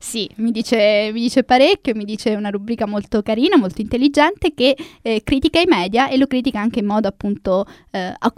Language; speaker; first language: Italian; native; Italian